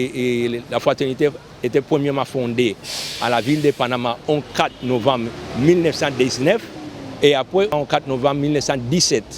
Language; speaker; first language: French; early bilingual, heritage; Spanish